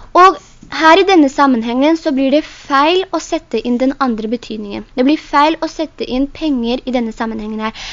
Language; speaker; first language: Norwegian; early bilingual, other home language; Urdu